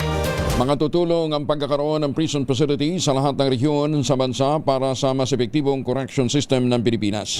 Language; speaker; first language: Filipino; native; Filipino